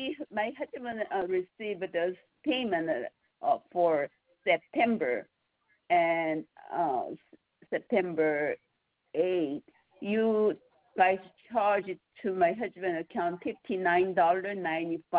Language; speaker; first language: English; non-native, learner; Korean